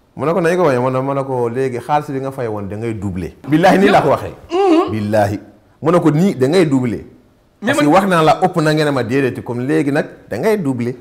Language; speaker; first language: Wolof; non-native, local second language; Bambara